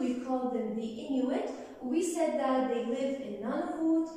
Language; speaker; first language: English; non-native, fluent; Arabic